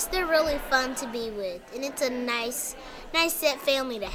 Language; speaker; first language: English; native; English